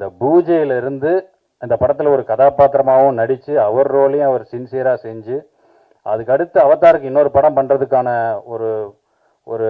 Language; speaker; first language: Tamil; native; Tamil